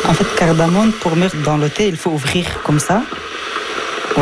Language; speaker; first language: French; non-native, fluent; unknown